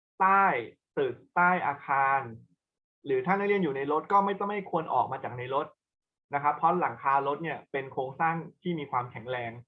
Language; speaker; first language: Thai; native; Thai